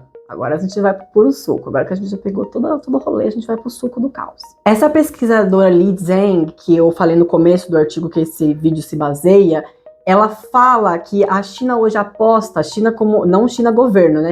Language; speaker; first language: Portuguese; native; Portuguese